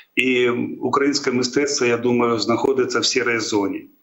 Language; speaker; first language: Ukrainian; native; Ukrainian